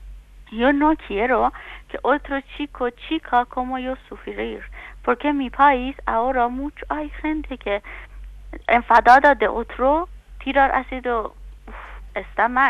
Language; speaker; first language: Spanish; non-native, learner; Persian